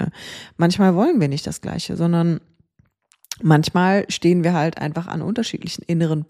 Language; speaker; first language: German; native; German